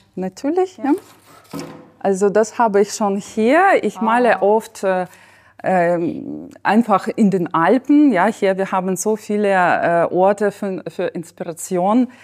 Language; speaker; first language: German; non-native, fluent; Ukrainian